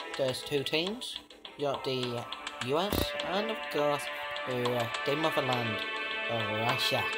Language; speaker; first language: English; native; English